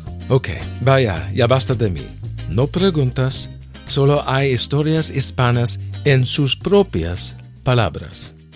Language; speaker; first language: Spanish; non-native, learner; English